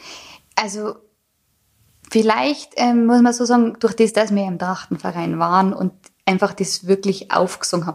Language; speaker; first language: German; native; German